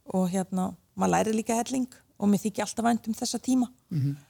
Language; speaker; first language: Icelandic; early bilingual, other home language; Bosnian